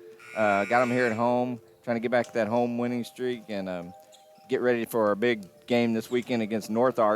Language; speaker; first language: English; native; English